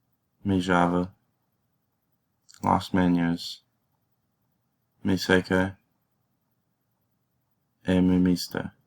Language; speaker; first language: Spanish; non-native, learner; English